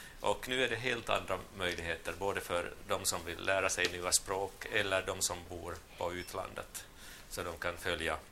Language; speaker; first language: Swedish; non-native, local second language; Finnish